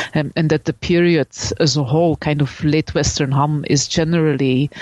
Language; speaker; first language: English; non-native, fluent; Dutch